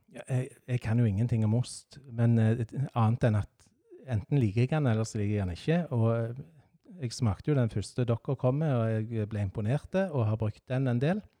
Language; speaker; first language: Norwegian; native; Norwegian